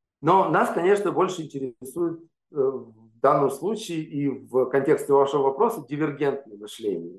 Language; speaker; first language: Russian; native; Russian